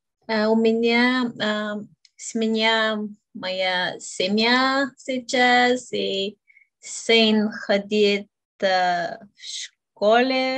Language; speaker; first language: Russian; non-native, learner; Bulgarian